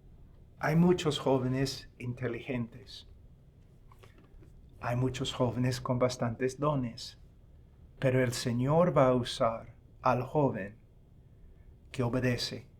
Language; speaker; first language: Spanish; non-native, fluent; English